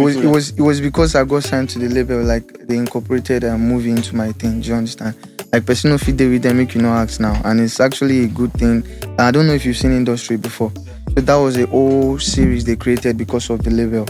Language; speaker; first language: English; non-native, local second language; Yoruba